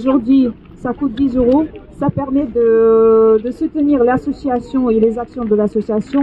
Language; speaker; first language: French; non-native, fluent; Russian